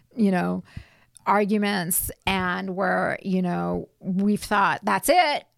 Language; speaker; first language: English; native; English